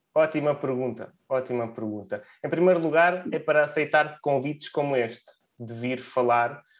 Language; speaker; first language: Portuguese; early bilingual, other home language; Ukrainian